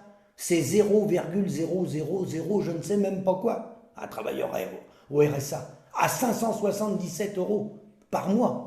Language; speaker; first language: French; native; French